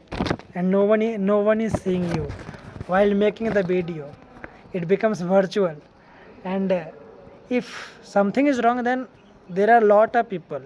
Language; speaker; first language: English; non-native, learner; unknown